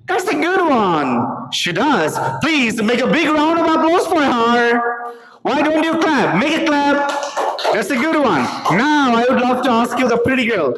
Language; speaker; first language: English; non-native, local second language; Bangla